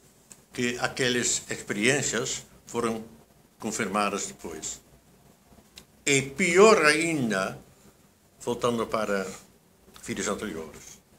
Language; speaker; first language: Portuguese; non-native, fluent; Dutch